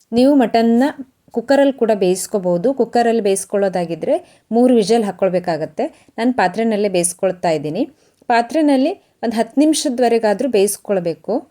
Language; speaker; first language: Kannada; native; Kannada